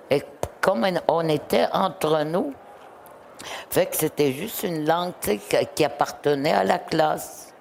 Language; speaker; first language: French; non-native, local second language; Innu-aimun